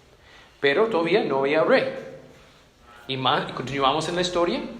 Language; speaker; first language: Spanish; non-native, fluent; English